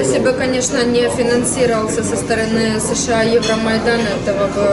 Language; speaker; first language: Russian; native; Russian